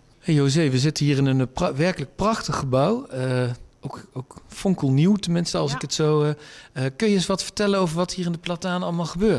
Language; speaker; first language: Dutch; native; Dutch